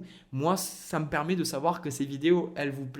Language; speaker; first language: French; native; French